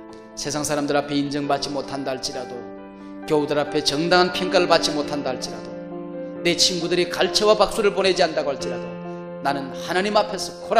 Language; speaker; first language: Korean; native; Korean